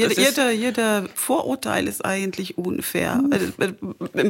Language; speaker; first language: German; non-native, fluent; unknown